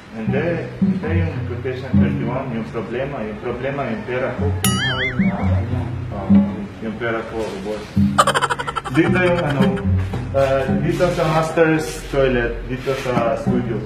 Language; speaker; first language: Filipino; non-native, learner; Arabic